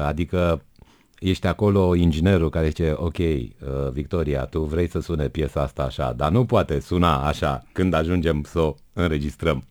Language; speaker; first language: Romanian; native; Romanian